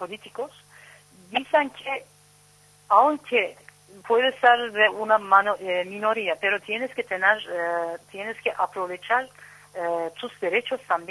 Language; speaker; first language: Spanish; non-native, fluent; Turkish